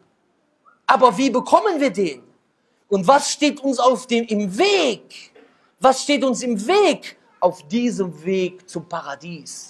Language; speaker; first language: German; native; German